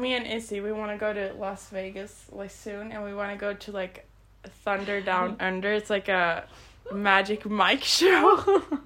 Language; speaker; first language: English; non-native, fluent; Swedish